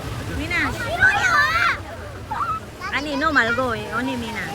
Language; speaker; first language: Korean; non-native, learner; Filipino